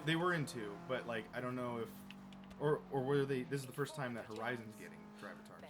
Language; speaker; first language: English; native; English